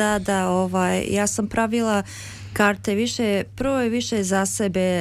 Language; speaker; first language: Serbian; early bilingual, heritage; Serbian